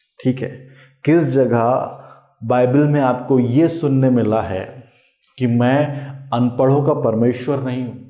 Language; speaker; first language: Hindi; native; Hindi